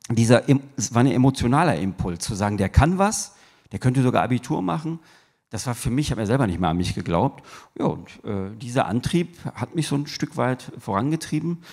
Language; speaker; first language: German; early bilingual, other home language; Turkish